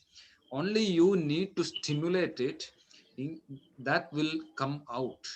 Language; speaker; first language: English; non-native, local second language; Malayalam